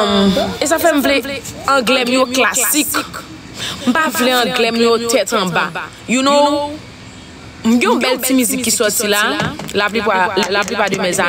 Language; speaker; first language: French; non-native, learner; Haitian Creole